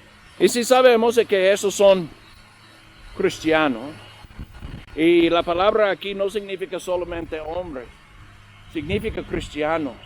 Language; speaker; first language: Spanish; non-native, learner; English